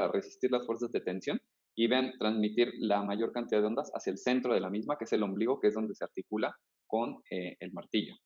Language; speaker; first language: Spanish; native; Spanish